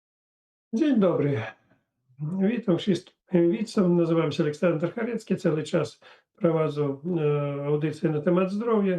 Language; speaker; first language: Polish; non-native, fluent; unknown